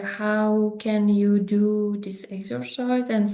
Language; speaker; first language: English; non-native, learner; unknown